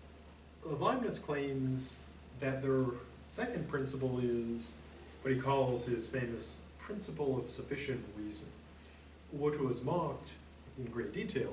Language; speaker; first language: English; native; English